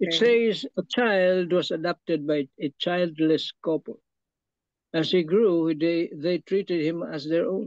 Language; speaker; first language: English; non-native, local second language; Filipino